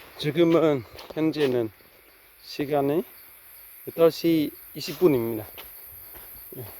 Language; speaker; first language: Korean; non-native, fluent; Khmer